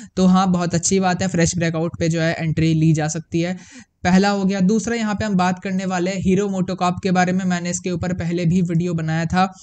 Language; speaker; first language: Hindi; native; Hindi